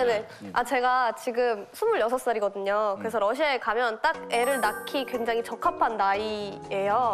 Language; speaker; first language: Korean; non-native, fluent; Russian